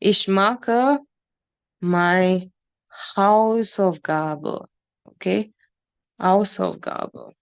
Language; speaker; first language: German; non-native, learner; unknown